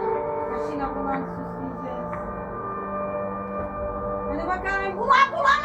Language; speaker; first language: Turkish; native; Turkish